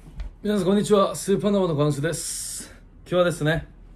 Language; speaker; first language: Japanese; non-native, fluent; Korean